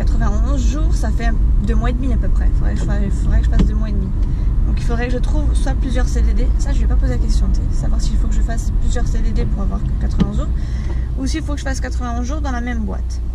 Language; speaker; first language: French; native; French